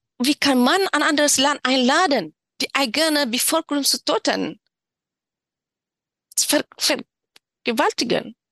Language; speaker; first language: German; non-native, learner; Tigrinya